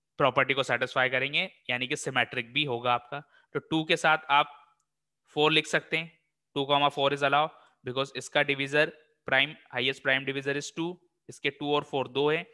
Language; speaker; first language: Hindi; native; Hindi